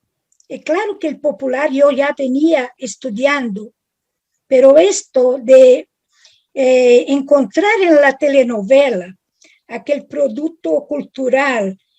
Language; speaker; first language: Spanish; non-native, fluent; Italian